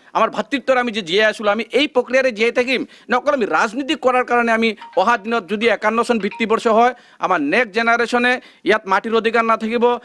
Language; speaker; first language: Assamese; non-native, local second language; Bangla